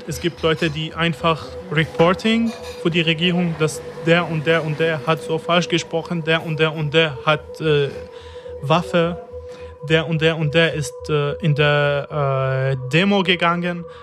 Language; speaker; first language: German; non-native, fluent; Arabic